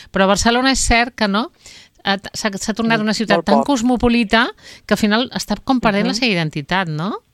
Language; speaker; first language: Catalan; native; Catalan